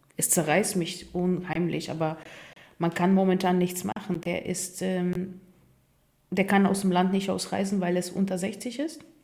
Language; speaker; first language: German; non-native, fluent; Russian